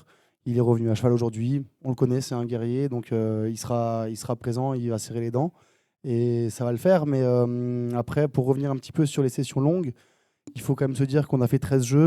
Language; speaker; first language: French; native; French